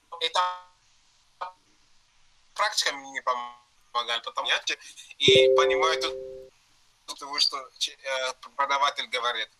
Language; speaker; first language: Russian; non-native, learner; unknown